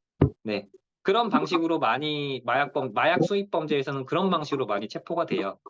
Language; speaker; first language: Korean; native; Korean